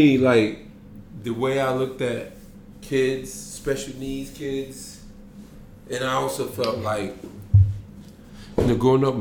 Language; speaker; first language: English; native; English